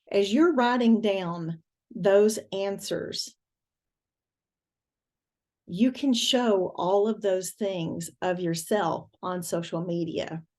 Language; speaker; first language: English; native; English